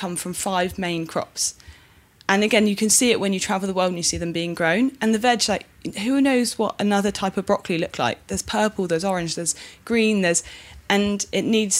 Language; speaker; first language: English; native; English